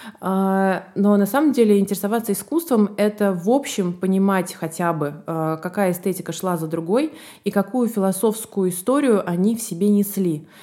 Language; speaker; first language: Russian; native; Russian